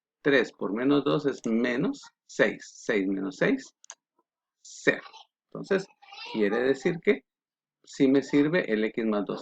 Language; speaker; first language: Spanish; native; Spanish